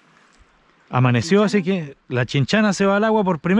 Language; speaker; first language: Spanish; native; Spanish